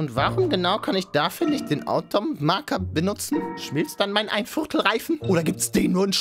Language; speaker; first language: German; native; German